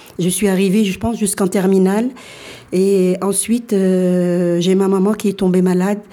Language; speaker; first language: French; early bilingual, other home language; Arabic